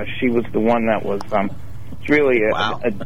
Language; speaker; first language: English; native; English